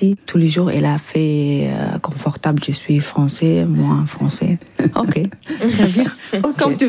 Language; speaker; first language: French; non-native, learner; Arabic